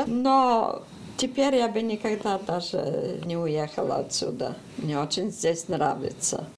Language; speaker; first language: Russian; early bilingual, heritage; Russian